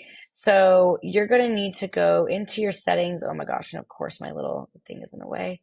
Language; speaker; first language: English; native; English